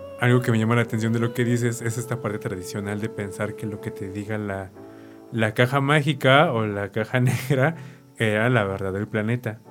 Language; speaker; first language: Spanish; native; Spanish